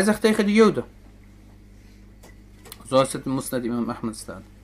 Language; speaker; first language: Dutch; early bilingual, other home language; Turkish